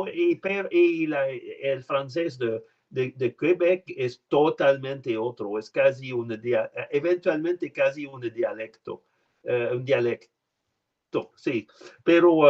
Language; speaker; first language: Spanish; non-native, learner; French